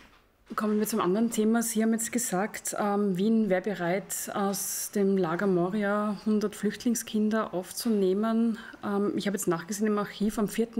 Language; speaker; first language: German; native; German